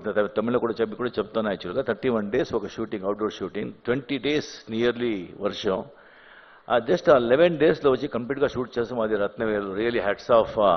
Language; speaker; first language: Telugu; non-native, fluent; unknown